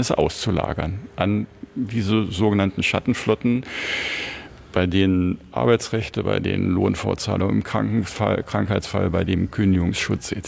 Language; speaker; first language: German; native; German